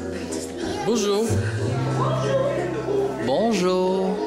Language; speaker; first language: French; non-native, learner; Latvian